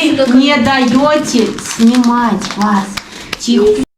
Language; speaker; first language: Russian; native; Russian